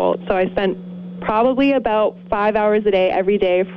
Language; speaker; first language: English; native; English